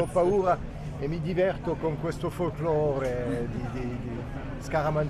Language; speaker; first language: Italian; non-native, fluent; French